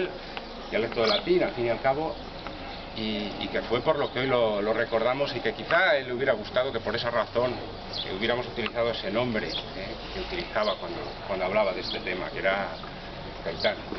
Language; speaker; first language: Spanish; native; Spanish